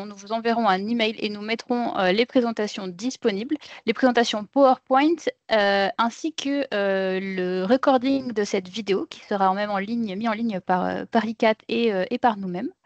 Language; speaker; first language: French; native; French